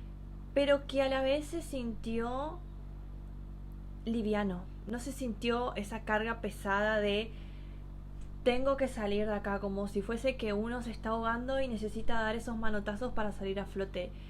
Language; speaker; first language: Spanish; native; Spanish